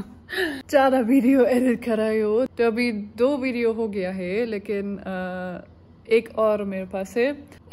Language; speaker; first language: Hindi; non-native, learner; German